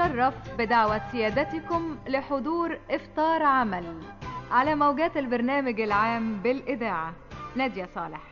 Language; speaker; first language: Arabic; native; Arabic